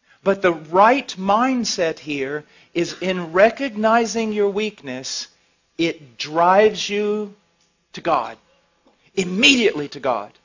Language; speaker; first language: English; native; English